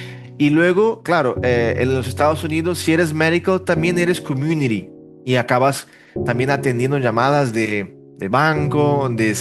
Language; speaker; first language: Spanish; early bilingual, heritage; Portuguese